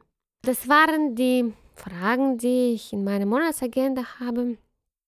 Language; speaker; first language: German; non-native, fluent; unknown